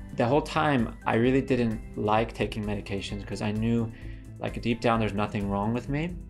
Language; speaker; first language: English; native; English